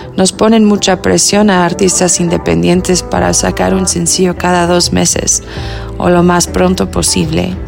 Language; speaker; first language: Spanish; early bilingual, heritage; Spanish